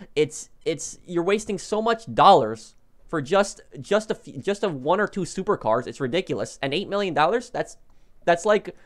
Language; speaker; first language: English; native; English